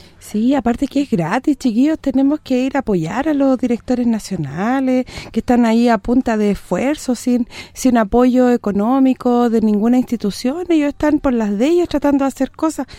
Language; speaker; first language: Spanish; native; Spanish